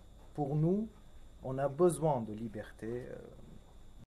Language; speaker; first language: French; non-native, fluent; Persian